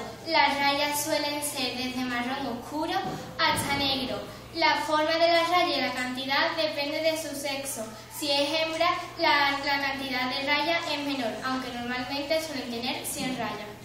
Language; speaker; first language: Spanish; native; Spanish